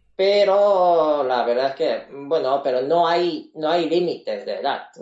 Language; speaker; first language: Spanish; non-native, fluent; Japanese